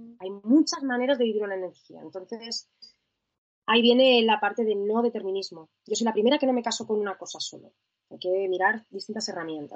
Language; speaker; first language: Spanish; native; Spanish